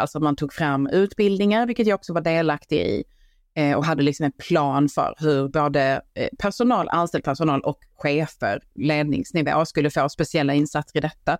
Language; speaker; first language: Swedish; native; Swedish